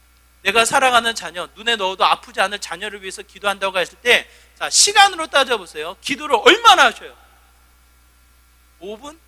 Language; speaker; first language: Korean; native; Korean